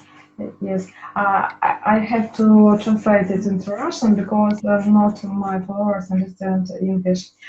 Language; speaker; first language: English; non-native, learner; Russian